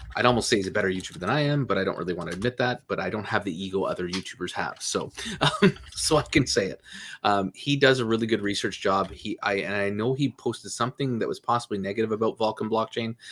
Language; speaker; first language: English; native; English